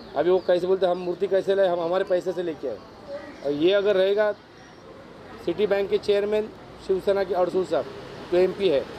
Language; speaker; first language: Hindi; non-native, local second language; Marathi